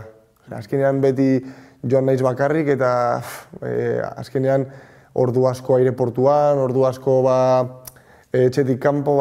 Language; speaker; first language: Basque; non-native, local second language; Spanish